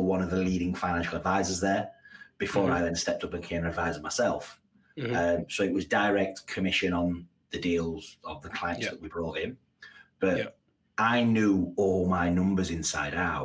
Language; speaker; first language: English; native; English